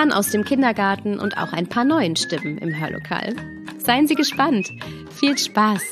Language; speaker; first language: German; native; German